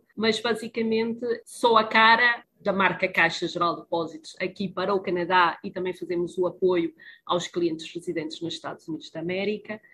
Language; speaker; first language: Portuguese; early bilingual, heritage; Spanish